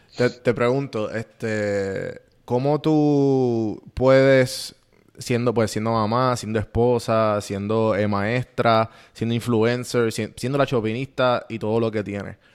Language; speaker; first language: Spanish; native; Spanish